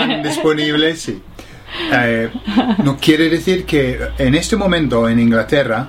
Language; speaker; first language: Spanish; non-native, fluent; English